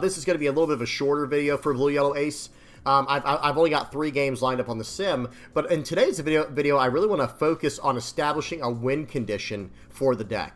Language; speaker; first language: English; native; English